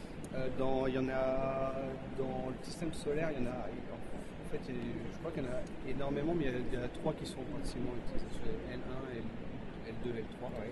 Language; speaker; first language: French; native; French